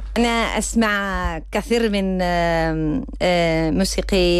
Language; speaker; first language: Arabic; non-native, learner; Spanish